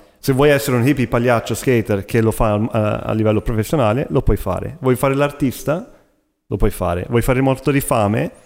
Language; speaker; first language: Italian; native; Italian